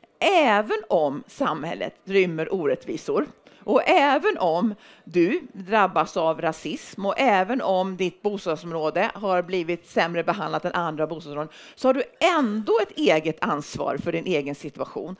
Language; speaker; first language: Swedish; native; Swedish